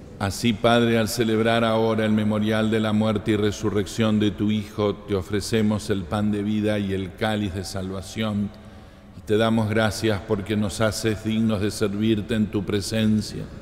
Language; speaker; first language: Spanish; native; Spanish